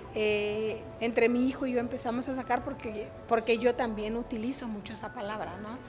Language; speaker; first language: Spanish; native; Spanish